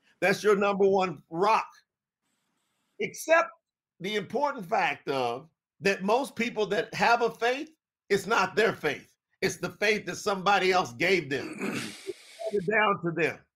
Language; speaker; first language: English; native; English